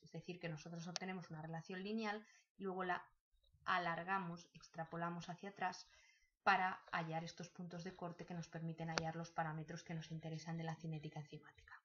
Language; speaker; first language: Spanish; native; Spanish